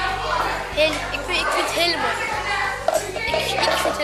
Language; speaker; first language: Dutch; non-native, learner; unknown